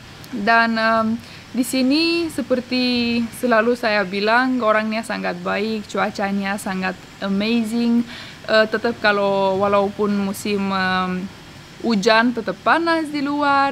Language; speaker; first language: Indonesian; non-native, fluent; Romanian